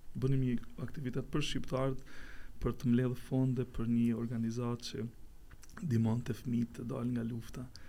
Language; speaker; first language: Albanian; native; Albanian